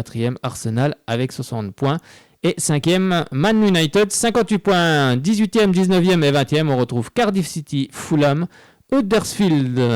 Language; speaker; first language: French; native; French